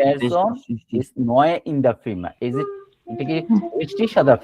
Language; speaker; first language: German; non-native, fluent; Bangla